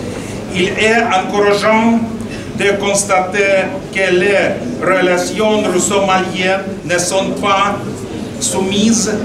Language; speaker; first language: French; non-native, fluent; Russian